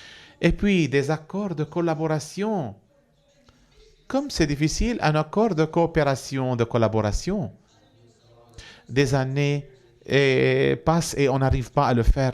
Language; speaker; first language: French; non-native, fluent; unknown